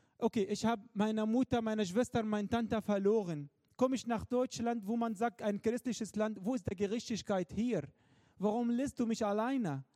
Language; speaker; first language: German; non-native, fluent; Arabic